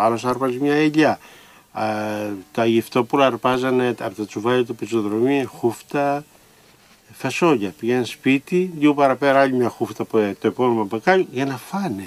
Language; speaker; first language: Greek; native; Greek